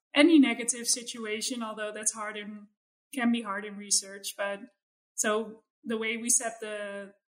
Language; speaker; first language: English; non-native, fluent; Dutch